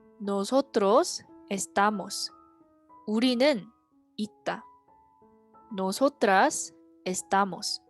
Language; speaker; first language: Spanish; non-native, fluent; Korean